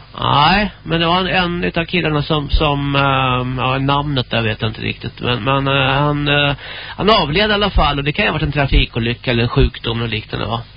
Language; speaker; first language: Swedish; native; Swedish